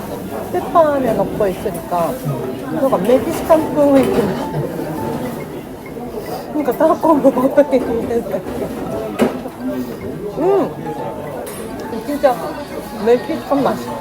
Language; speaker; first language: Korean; non-native, learner; Japanese